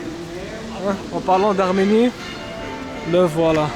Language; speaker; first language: French; non-native, local second language; Arabic